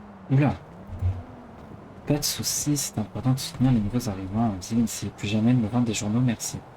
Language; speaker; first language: French; native; French